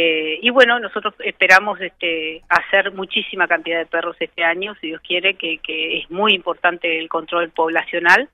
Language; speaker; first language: Spanish; native; Spanish